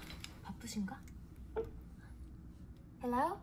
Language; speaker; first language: Korean; native; Korean